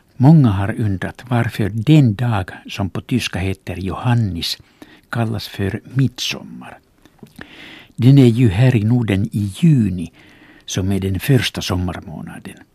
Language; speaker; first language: Swedish; non-native, local second language; Finnish